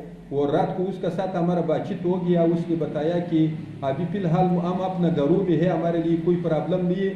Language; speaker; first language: Hindi; non-native, learner; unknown